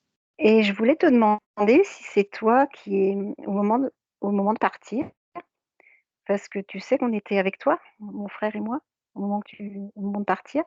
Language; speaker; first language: French; native; French